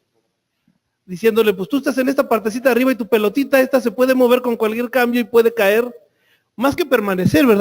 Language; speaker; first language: Spanish; native; Spanish